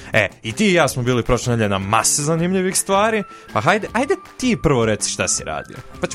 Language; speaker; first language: Serbian; native; Serbian